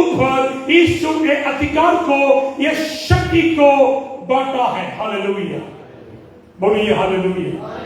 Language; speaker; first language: Hindi; non-native, local second language; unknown